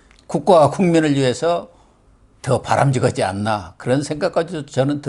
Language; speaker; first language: Korean; native; Korean